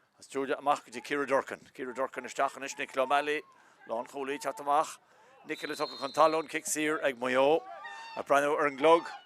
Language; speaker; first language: Irish; native; Irish